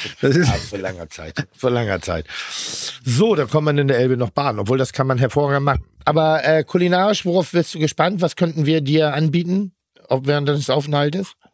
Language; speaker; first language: German; native; German